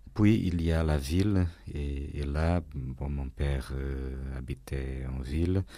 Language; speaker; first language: French; non-native, fluent; Portuguese